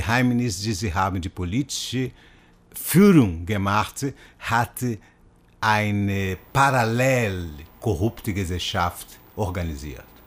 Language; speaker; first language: German; non-native, fluent; Portuguese